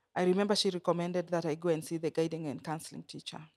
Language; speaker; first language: English; non-native, local second language; Kikuyu